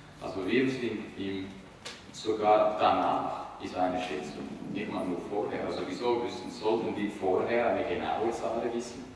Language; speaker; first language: German; non-native, fluent; Italian